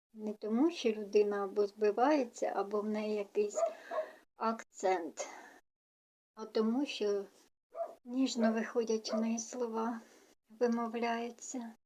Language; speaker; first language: Ukrainian; non-native, local second language; Russian